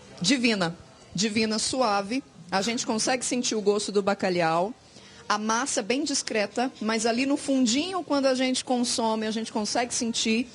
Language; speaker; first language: Portuguese; native; Portuguese